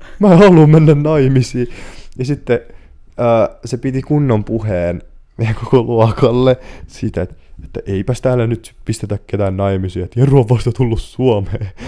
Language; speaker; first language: Finnish; early bilingual, other home language; Portuguese